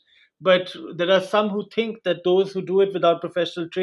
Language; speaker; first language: English; non-native, local second language; Hindi